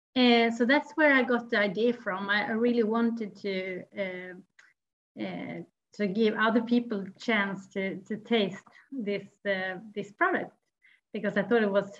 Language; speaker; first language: English; non-native, fluent; Swedish